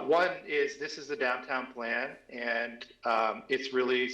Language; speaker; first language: English; native; English